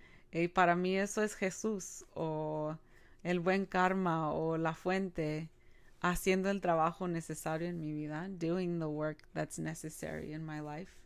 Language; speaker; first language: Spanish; early bilingual, other home language; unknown